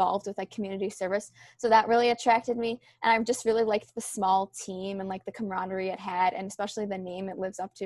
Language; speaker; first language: English; native; English